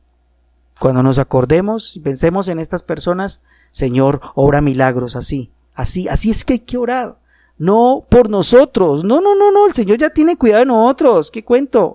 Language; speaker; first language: Spanish; native; Spanish